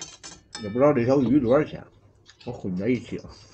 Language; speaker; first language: Chinese; native; Chinese